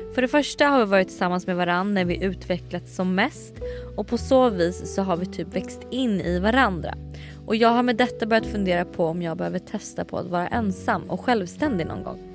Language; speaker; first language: Swedish; native; Swedish